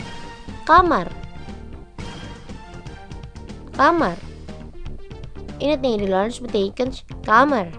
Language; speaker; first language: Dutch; non-native, learner; Indonesian